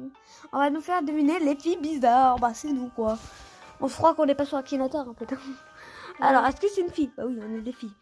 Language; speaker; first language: French; native; French